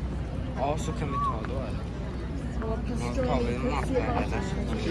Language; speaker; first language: Swedish; early bilingual, other home language; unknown